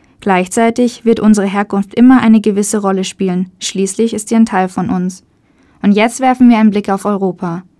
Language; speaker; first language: German; native; German